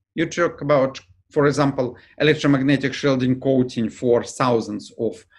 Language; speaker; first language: English; non-native, fluent; Ukrainian